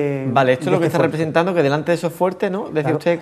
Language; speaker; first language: Spanish; native; Spanish